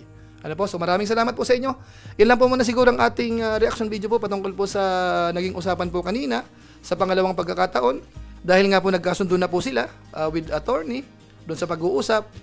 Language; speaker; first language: Filipino; native; Filipino